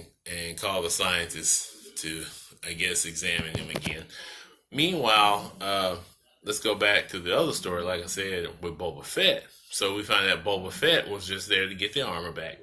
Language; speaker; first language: English; native; English